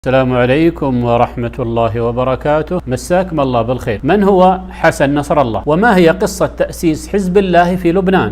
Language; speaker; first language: Arabic; native; Arabic